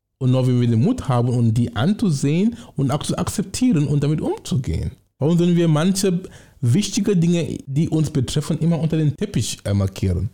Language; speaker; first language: German; non-native, fluent; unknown